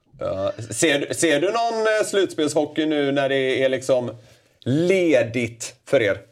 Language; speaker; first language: Swedish; native; Swedish